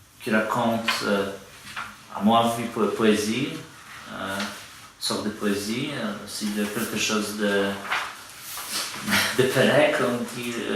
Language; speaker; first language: French; non-native, fluent; Polish